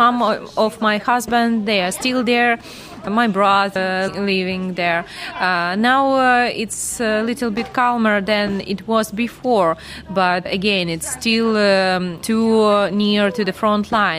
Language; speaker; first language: English; non-native, fluent; Ukrainian